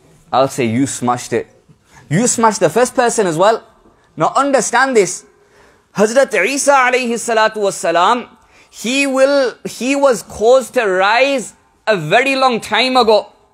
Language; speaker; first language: English; early bilingual, other home language; Urdu